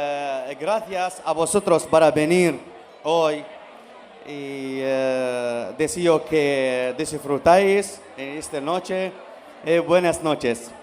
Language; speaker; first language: Spanish; non-native, learner; Arabic